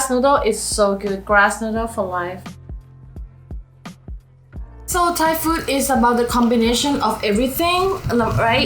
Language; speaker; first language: English; non-native, fluent; Thai